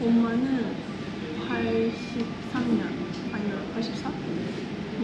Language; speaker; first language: Korean; non-native, learner; Uzbek